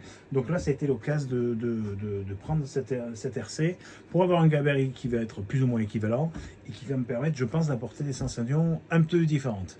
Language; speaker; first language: French; native; French